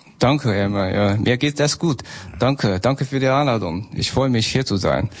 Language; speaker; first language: German; non-native, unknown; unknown